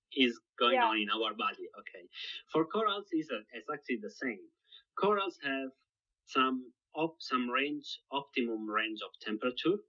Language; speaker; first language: English; non-native, fluent; Italian